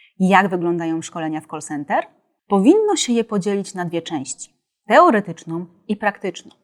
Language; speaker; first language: Polish; native; Polish